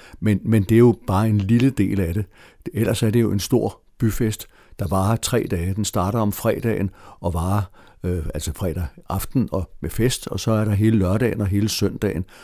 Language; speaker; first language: Danish; native; Danish